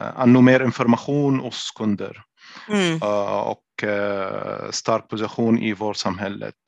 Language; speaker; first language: Swedish; non-native, fluent; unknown